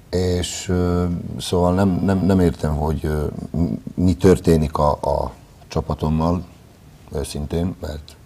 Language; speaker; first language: Hungarian; non-native, fluent; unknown